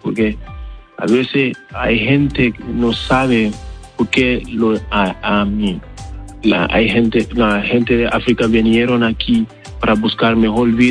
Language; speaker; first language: Spanish; non-native, learner; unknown